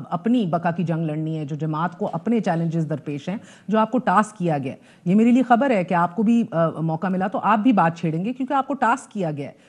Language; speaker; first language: Urdu; native; Urdu